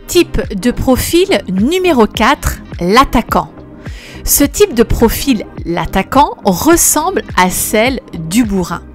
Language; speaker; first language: French; native; French